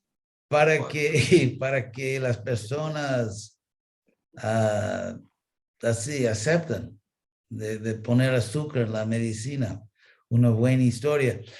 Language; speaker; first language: Spanish; non-native, fluent; English